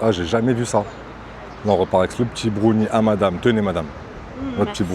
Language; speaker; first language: French; native; French